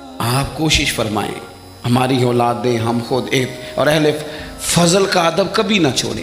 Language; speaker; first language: Urdu; non-native, local second language; Punjabi